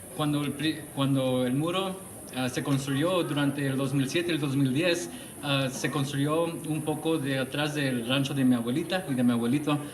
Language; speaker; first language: Spanish; early bilingual, other home language; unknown